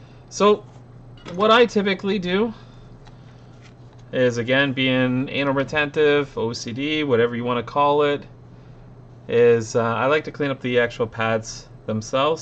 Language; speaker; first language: English; native; English